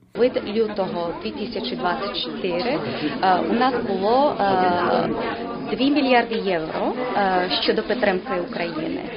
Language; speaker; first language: Ukrainian; non-native, learner; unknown